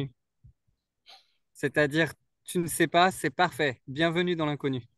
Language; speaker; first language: French; native; French